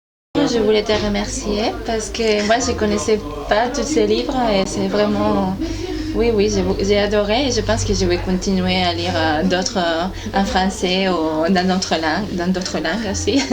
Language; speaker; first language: French; non-native, fluent; Spanish